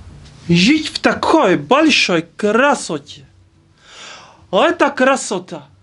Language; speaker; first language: Russian; non-native, learner; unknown